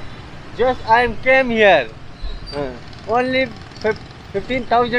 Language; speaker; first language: English; non-native, learner; Hindi